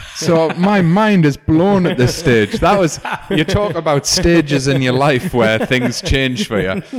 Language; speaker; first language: English; native; English